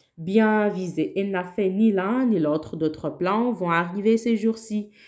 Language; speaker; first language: French; non-native, local second language; Arabic